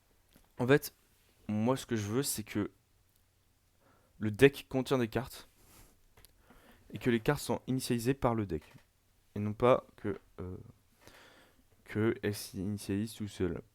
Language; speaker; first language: French; native; French